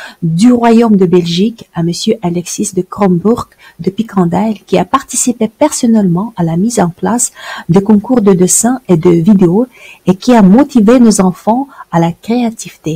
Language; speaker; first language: French; non-native, fluent; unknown